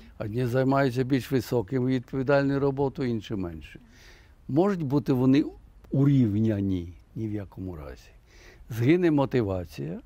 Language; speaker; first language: Ukrainian; native; Ukrainian